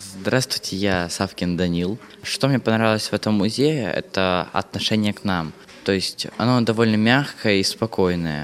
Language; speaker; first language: Russian; native; Russian